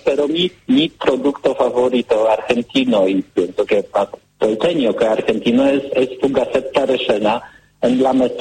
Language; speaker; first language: Spanish; non-native, learner; Polish